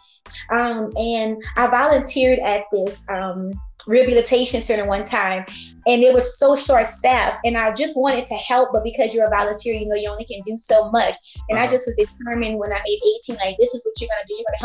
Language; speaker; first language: English; native; English